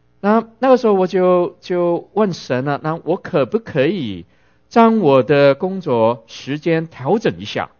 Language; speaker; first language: Chinese; non-native, local second language; Cantonese